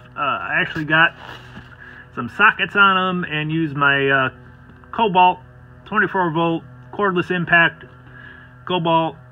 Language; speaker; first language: English; native; English